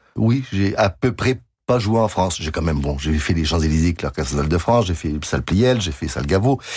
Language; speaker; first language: French; native; French